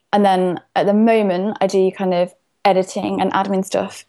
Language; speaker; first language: English; native; English